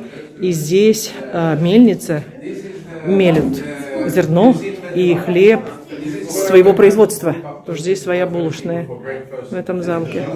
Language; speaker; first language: Russian; native; Russian